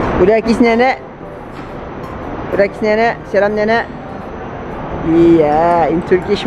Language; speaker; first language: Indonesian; non-native, learner; Turkish